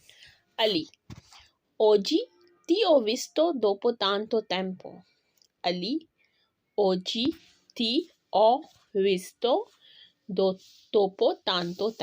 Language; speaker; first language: Italian; non-native, fluent; Urdu